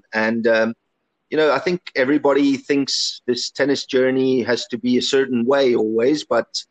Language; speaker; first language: English; early bilingual, other home language; Italian